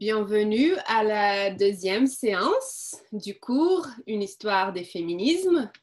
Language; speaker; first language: French; non-native, fluent; Portuguese